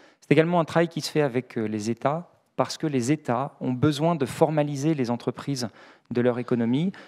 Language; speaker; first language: French; native; French